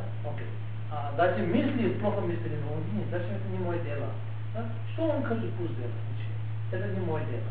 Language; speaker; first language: Russian; non-native, learner; Tibetan